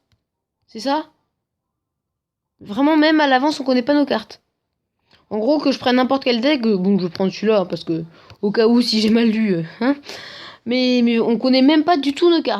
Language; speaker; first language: French; native; French